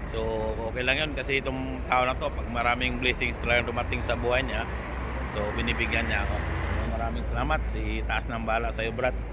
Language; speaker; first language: Filipino; non-native, local second language; Cebuano